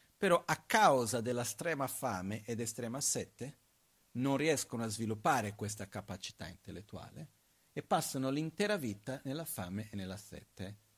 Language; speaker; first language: Italian; non-native, fluent; Portuguese